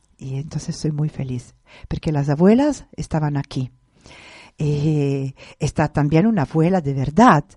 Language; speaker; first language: Spanish; non-native, fluent; Italian